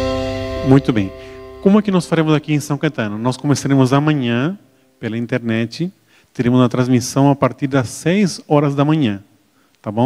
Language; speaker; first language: Portuguese; native; Portuguese